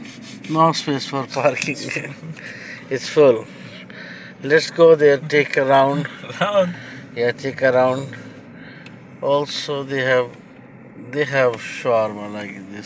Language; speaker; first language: English; non-native, fluent; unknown